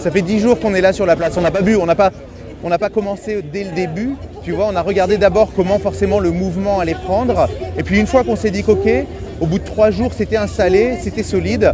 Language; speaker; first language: French; native; French